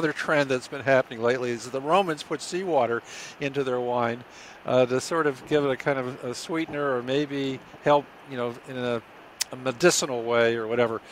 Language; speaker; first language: English; native; English